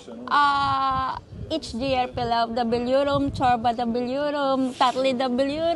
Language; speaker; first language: Turkish; non-native, learner; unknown